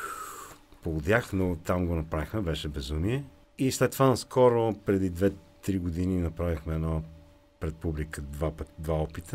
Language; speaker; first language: Bulgarian; native; Bulgarian